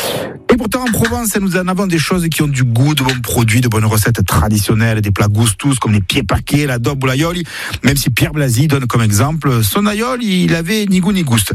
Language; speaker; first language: French; native; French